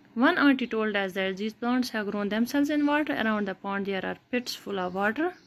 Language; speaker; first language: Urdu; non-native, local second language; Kashmiri